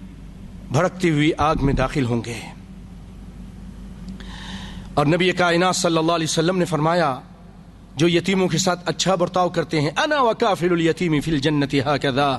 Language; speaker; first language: Urdu; native; Urdu